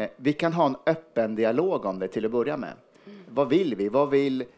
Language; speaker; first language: Swedish; early bilingual, other home language; Persian